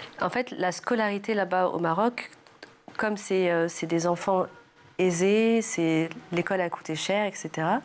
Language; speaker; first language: French; early bilingual, other home language; Arabic